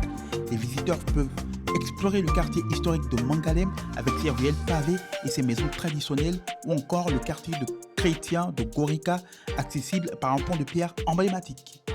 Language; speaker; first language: French; native; French